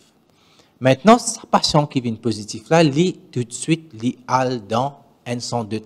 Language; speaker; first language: French; non-native, learner; Morisyen